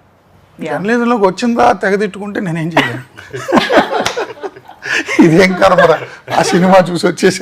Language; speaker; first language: Telugu; native; Telugu